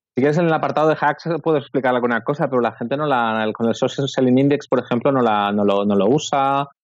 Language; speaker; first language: Spanish; native; Spanish